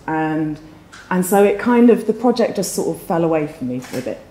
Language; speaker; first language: English; native; English